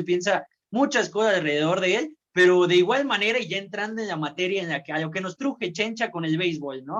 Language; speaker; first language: Spanish; native; Spanish